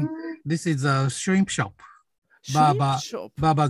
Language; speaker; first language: English; non-native, learner; Japanese